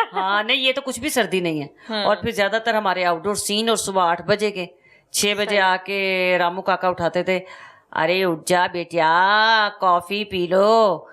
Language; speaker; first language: Urdu; non-native, local second language; Punjabi